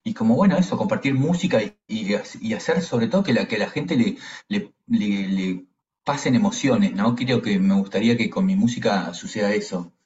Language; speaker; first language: Spanish; native; Spanish